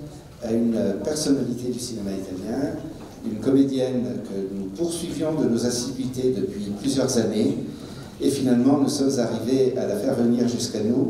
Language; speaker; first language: French; native; French